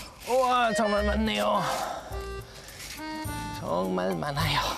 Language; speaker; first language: Korean; non-native, fluent; Spanish